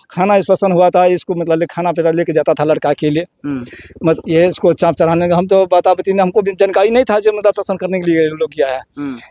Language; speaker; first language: Hindi; non-native, local second language; Maithili